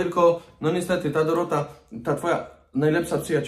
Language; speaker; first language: Polish; native; Polish